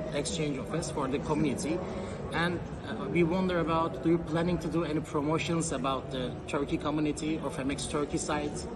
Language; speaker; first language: English; non-native, learner; Turkish